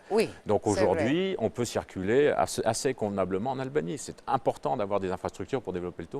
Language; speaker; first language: French; native; French